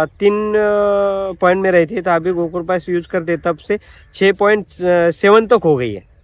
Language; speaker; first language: Hindi; non-native, local second language; Marathi